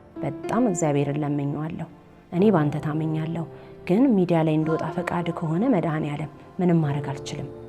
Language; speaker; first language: Amharic; native; Amharic